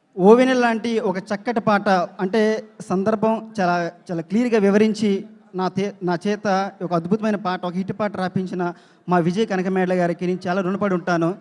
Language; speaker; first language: Telugu; native; Telugu